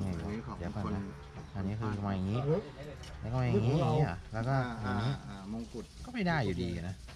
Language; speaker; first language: Thai; native; Thai